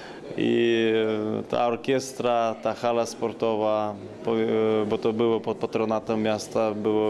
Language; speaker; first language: Polish; non-native, learner; Ukrainian